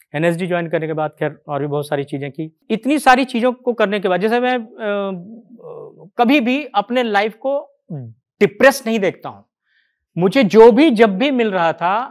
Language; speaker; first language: Hindi; native; Hindi